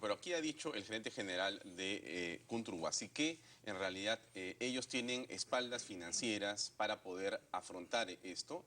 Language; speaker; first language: Spanish; native; Spanish